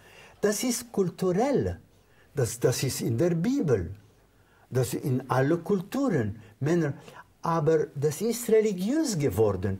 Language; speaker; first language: German; non-native, fluent; Arabic